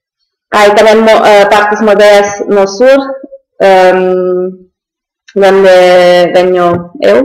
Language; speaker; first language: Spanish; non-native, fluent; German